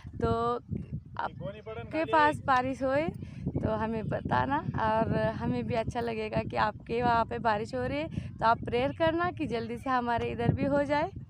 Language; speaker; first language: Hindi; non-native, local second language; Marathi